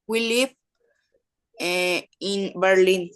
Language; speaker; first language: English; non-native, learner; Spanish